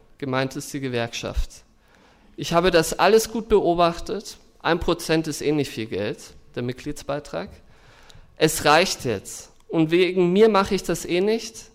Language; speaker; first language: German; native; German